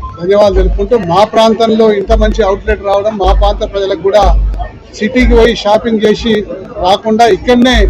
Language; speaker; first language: Telugu; native; Telugu